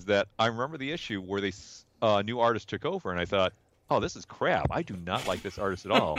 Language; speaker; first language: English; native; English